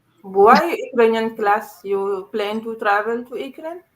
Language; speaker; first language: English; non-native, learner; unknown